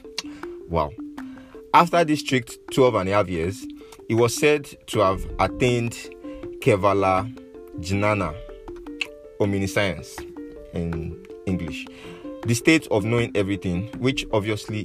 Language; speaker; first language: English; non-native, local second language; Yoruba